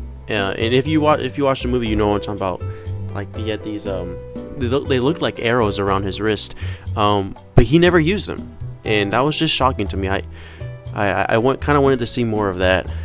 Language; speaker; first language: English; native; English